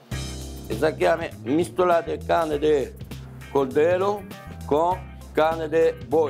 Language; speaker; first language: Portuguese; non-native, fluent; French